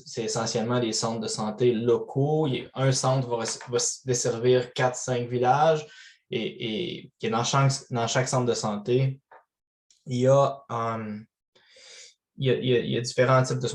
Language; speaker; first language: French; native; French